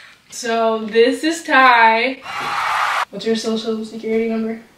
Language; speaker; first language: English; native; English